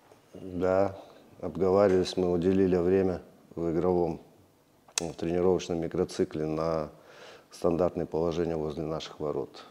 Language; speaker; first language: Russian; native; Russian